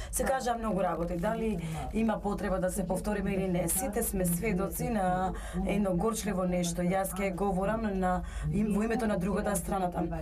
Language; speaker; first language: Macedonian; non-native, local second language; Albanian